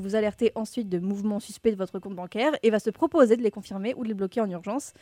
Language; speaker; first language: French; native; French